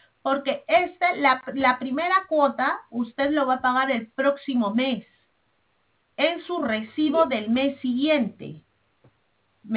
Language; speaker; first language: Spanish; native; Spanish